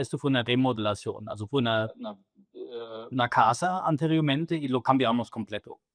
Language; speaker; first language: Spanish; non-native, fluent; German